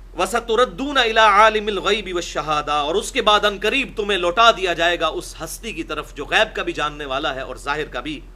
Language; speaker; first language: Urdu; non-native, local second language; Punjabi